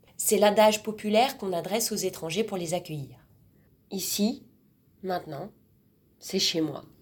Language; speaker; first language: French; native; French